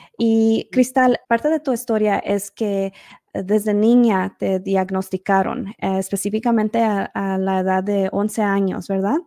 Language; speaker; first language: Spanish; early bilingual, heritage; Spanish